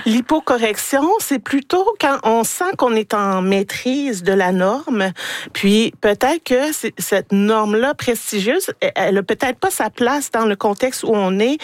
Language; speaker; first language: French; native; French